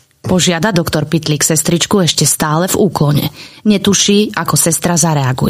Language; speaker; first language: Slovak; native; Slovak